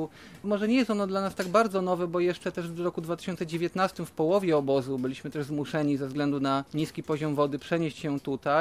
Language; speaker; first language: Polish; native; Polish